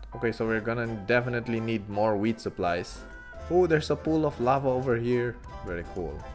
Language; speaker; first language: English; non-native, local second language; Filipino